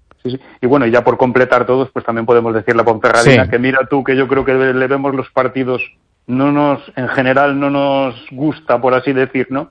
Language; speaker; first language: Spanish; native; Spanish